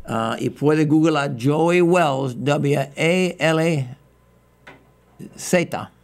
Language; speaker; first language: Spanish; non-native, fluent; English